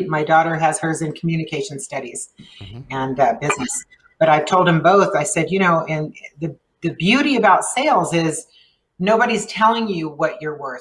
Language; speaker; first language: English; early bilingual, other home language; Spanish